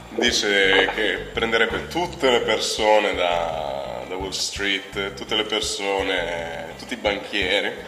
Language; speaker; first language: Italian; native; Italian